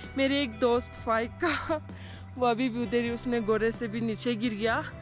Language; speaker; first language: Urdu; non-native, learner; Turkish